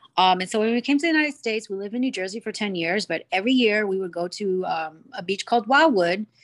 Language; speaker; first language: English; early bilingual, other home language; Spanish